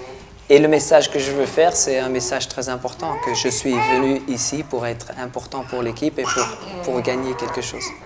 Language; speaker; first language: French; non-native, local second language; Dutch